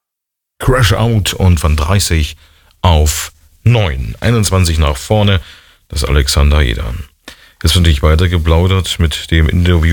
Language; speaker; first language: German; native; German